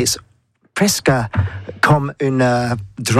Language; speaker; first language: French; non-native, learner; English